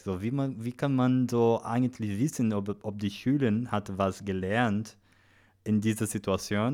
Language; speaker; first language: German; non-native, learner; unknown